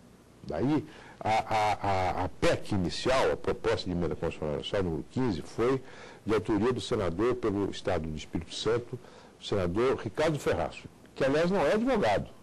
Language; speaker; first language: Portuguese; native; Portuguese